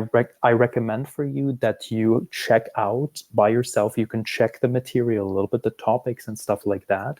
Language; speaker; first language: English; non-native, fluent; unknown